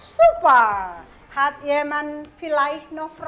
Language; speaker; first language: German; non-native, fluent; Indonesian